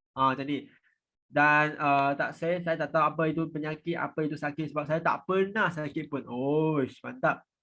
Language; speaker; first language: Malay; non-native, fluent; Vietnamese